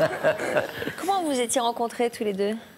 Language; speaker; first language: French; native; French